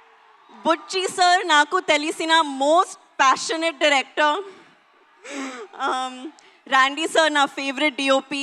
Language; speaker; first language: Telugu; non-native, local second language; Hindi